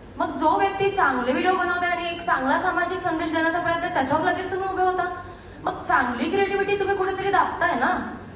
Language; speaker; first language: Marathi; native; Marathi